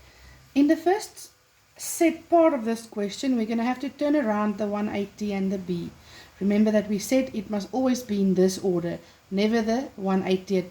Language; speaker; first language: English; non-native, local second language; Afrikaans